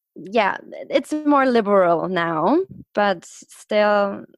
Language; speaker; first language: English; non-native, fluent; German